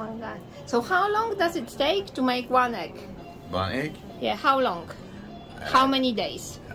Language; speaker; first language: English; non-native, fluent; Polish